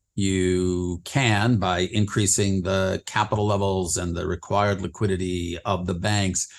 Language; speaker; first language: English; native; English